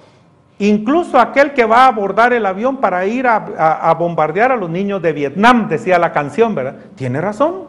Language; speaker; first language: Spanish; native; Spanish